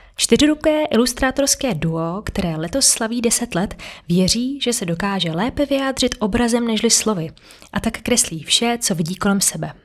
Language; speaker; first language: Czech; native; Czech